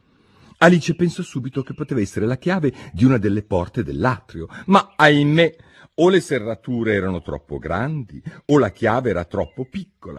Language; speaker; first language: Italian; native; Italian